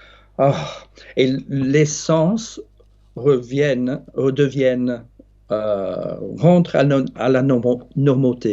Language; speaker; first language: French; non-native, fluent; English